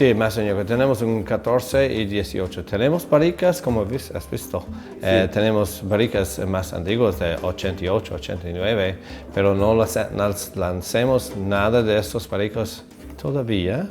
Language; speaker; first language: Spanish; non-native, fluent; English